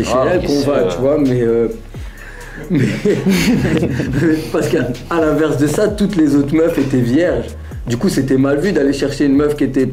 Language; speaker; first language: French; early bilingual, other home language; Arabic